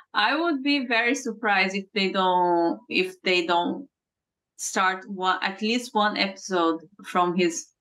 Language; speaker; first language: English; non-native, fluent; Portuguese